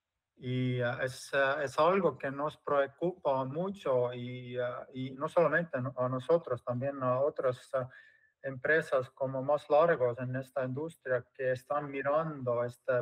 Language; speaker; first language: Spanish; non-native, fluent; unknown